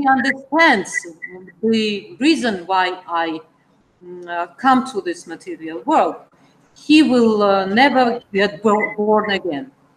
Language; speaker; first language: English; non-native, fluent; Georgian